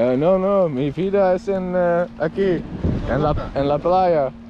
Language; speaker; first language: Spanish; non-native, learner; Dutch